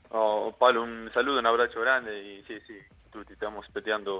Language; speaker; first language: Italian; non-native, learner; Spanish